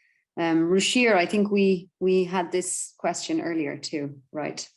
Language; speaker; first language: English; non-native, fluent; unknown